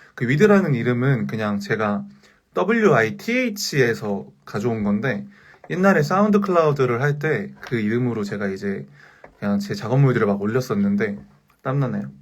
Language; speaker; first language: Korean; native; Korean